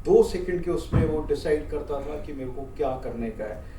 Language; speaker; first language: Hindi; non-native, local second language; Marathi